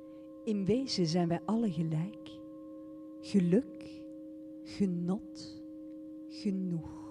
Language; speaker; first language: Dutch; native; Dutch